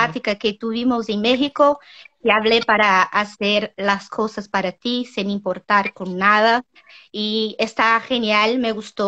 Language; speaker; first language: Spanish; non-native, learner; Portuguese